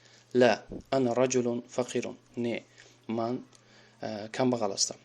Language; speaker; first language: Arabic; non-native, fluent; Tajik